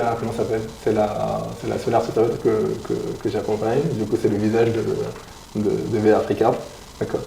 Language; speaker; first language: French; native; French